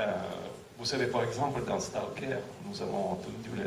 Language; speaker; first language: French; non-native, fluent; Russian